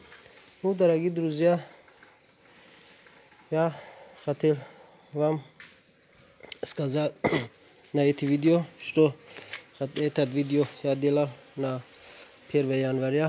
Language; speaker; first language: Russian; non-native, learner; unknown